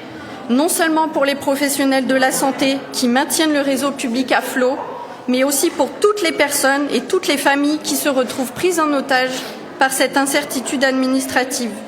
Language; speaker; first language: French; native; French